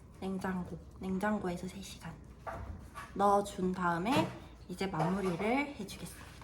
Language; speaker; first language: Korean; native; Korean